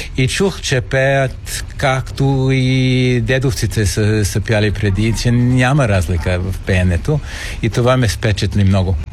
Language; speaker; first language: Bulgarian; non-native, fluent; English